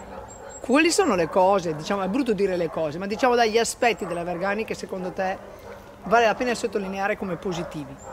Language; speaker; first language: Italian; native; Italian